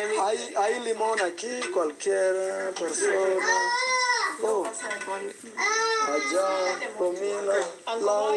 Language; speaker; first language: Spanish; non-native, learner; Swahili